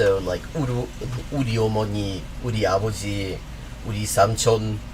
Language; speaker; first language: Korean; non-native, learner; English